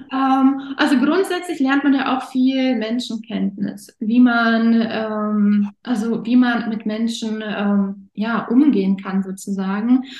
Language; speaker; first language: German; early bilingual, other home language; Russian